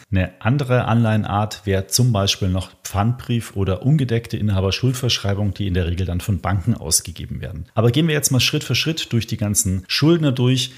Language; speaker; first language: German; native; German